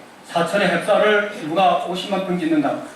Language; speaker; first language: Korean; native; Korean